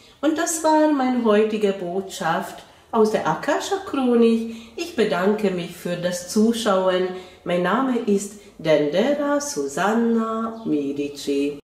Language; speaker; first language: German; non-native, fluent; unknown